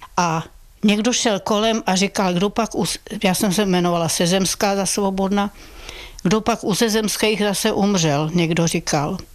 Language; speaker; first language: Czech; native; Czech